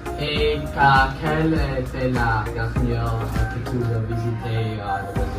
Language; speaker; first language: French; non-native, learner; English